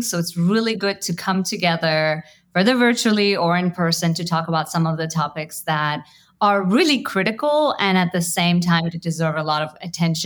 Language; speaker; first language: English; native; English